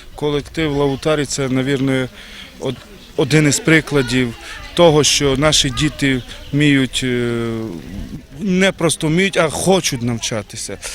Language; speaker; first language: Ukrainian; non-native, local second language; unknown